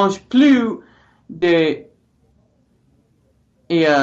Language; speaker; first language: French; non-native, learner; English